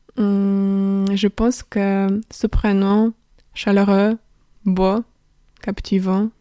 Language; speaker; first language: French; non-native, learner; Polish